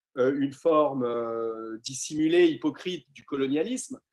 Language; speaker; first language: French; native; French